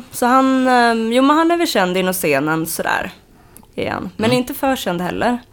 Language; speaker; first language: Swedish; native; Swedish